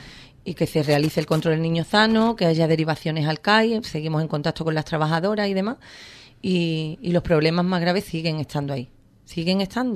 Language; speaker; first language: Spanish; native; Spanish